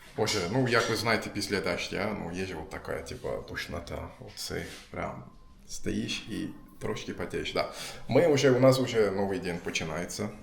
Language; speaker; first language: Ukrainian; non-native, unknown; Turkish